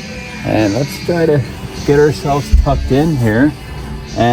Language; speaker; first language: English; native; English